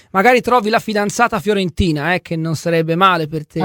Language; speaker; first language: Italian; native; Italian